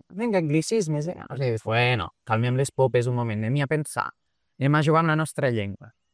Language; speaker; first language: Catalan; early bilingual, other home language; Portuguese